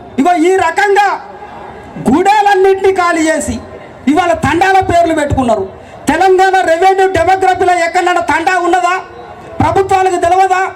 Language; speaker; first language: Telugu; non-native, local second language; Koya